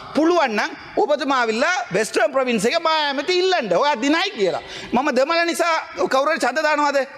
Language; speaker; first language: Sinhala; non-native, local second language; Tamil